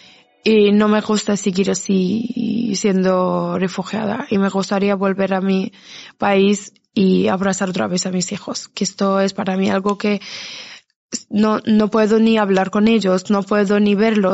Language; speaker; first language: Spanish; non-native, fluent; Persian